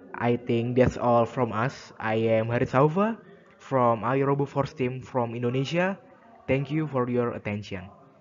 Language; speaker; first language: English; non-native, learner; Indonesian